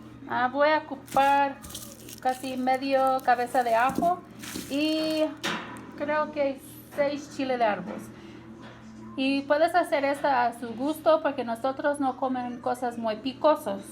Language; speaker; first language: Spanish; non-native, learner; English